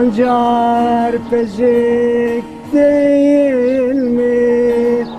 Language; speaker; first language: Turkish; native; Turkish